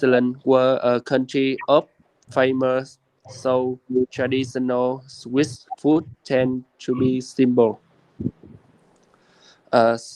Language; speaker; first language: English; non-native, learner; Vietnamese